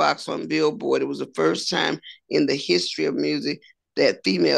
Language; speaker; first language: English; native; English